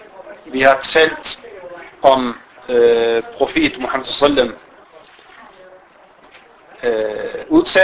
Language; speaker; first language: Danish; early bilingual, other home language; Arabic